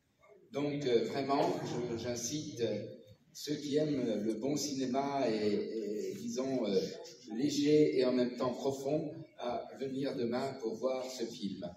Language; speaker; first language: French; native; French